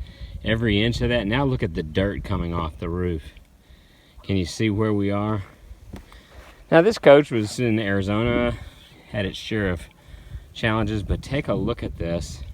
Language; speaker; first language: English; native; English